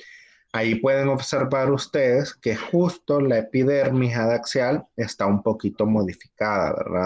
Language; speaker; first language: Spanish; native; Spanish